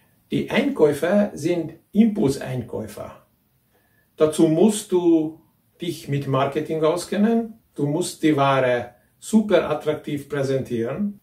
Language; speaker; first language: German; non-native, fluent; Hungarian